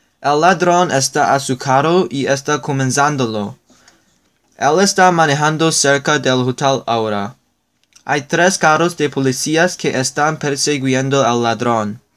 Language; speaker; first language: Spanish; non-native, learner; English